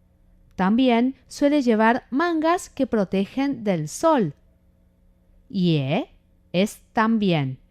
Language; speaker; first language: Spanish; non-native, fluent; Chinese